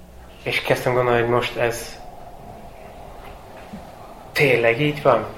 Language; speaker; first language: Hungarian; non-native, fluent; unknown